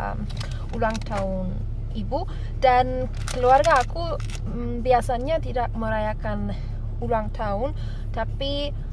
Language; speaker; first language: Indonesian; non-native, learner; Turkish